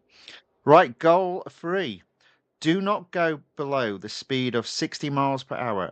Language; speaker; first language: English; native; English